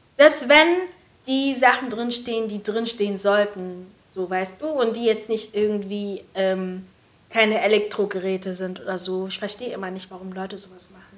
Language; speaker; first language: German; early bilingual, other home language; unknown